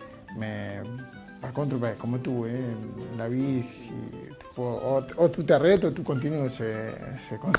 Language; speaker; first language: French; non-native, fluent; Spanish